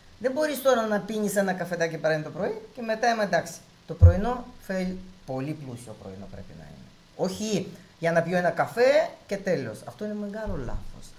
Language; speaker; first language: Greek; non-native, fluent; Russian